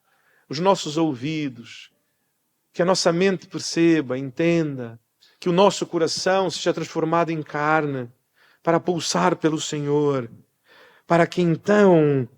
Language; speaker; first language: Portuguese; native; Portuguese